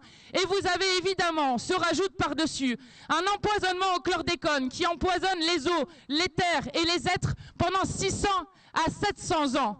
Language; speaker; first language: French; native; French